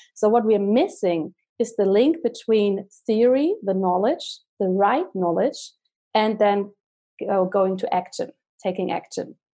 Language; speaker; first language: English; non-native, fluent; German